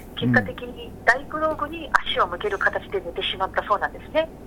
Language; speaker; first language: Japanese; native; Japanese